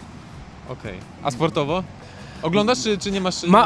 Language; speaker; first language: Polish; native; Polish